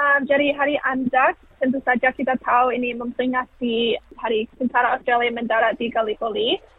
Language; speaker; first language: Indonesian; non-native, fluent; English